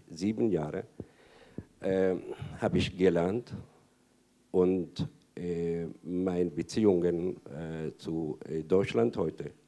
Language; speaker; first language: German; non-native, fluent; Arabic